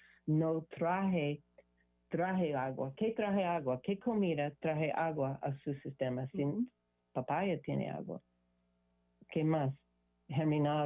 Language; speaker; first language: Spanish; non-native, learner; English